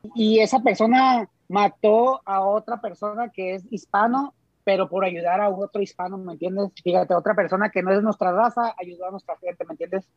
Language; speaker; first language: Spanish; native; Spanish